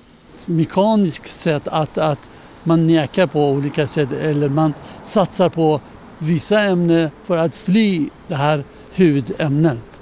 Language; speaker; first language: Swedish; non-native, learner; Persian